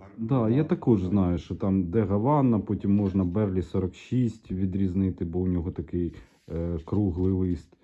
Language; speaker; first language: Ukrainian; native; Ukrainian